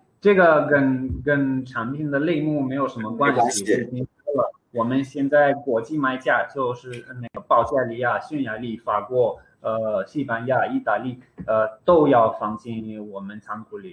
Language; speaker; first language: Chinese; non-native, fluent; Romanian